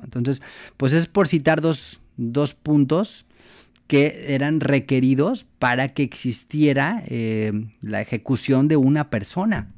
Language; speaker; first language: Spanish; native; Spanish